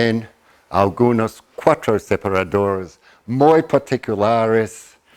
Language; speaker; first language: Spanish; non-native, fluent; English